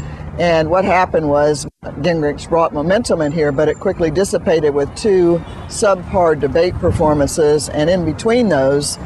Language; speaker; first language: English; native; English